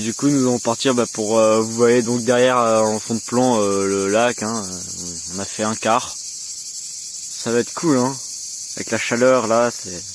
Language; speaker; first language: French; native; French